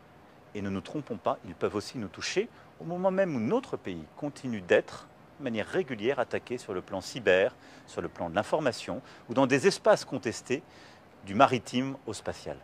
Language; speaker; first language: French; native; French